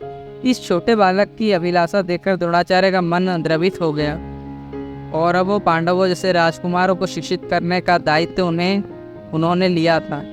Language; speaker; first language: Hindi; native; Hindi